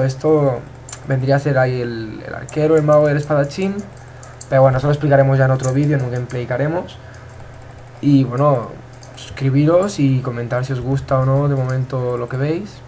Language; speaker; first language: Spanish; native; Spanish